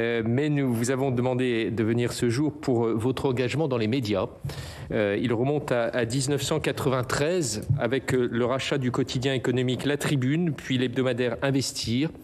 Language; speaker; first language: French; native; French